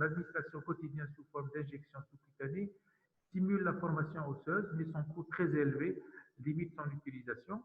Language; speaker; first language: French; non-native, local second language; Arabic